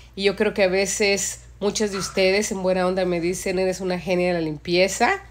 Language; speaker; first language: Spanish; native; Spanish